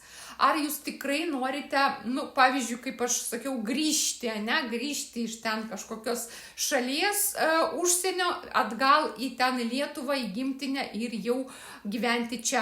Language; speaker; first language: Lithuanian; native; Lithuanian